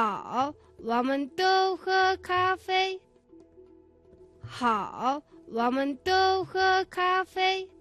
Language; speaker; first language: Chinese; non-native, fluent; Mongolian